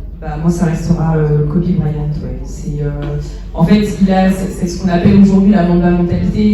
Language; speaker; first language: French; native; French